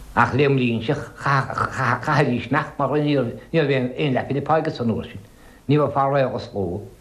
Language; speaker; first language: Irish; native; Irish